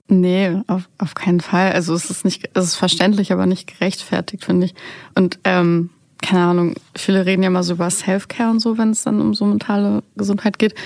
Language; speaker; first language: German; early bilingual, other home language; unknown